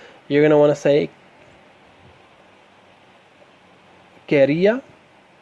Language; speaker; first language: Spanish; non-native, fluent; English